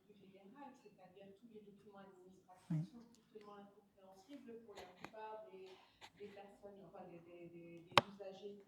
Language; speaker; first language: French; native; French